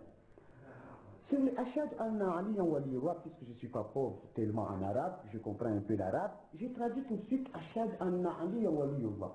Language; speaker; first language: French; non-native, local second language; Ngazidja Comorian